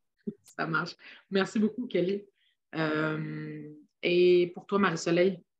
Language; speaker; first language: French; native; French